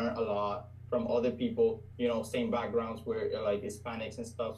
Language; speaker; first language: English; non-native, fluent; Spanish